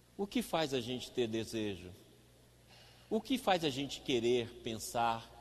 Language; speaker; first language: Portuguese; native; Portuguese